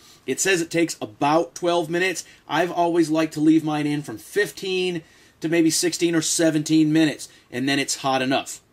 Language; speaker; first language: English; native; English